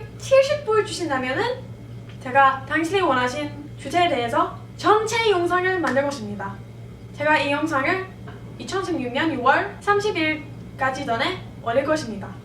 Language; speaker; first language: Korean; non-native, fluent; English